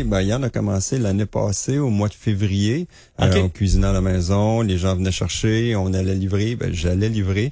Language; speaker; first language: French; native; French